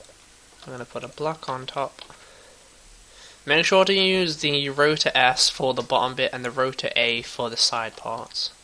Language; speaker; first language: English; native; English